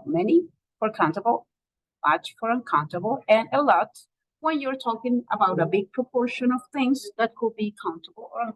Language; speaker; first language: English; non-native, fluent; Spanish